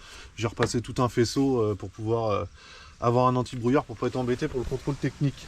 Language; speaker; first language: French; native; French